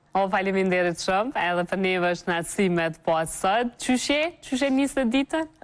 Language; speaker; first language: Albanian; native; Albanian